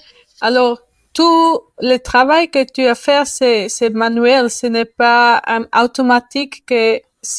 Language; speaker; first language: French; non-native, learner; Spanish